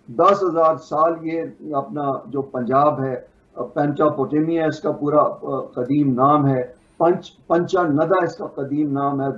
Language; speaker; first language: Urdu; non-native, local second language; Punjabi